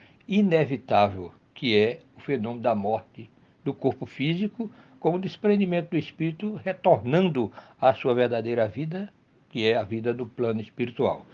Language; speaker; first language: Portuguese; native; Portuguese